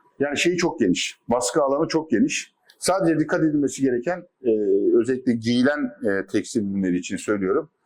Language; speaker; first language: Turkish; native; Turkish